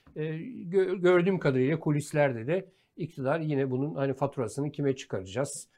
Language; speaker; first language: Turkish; native; Turkish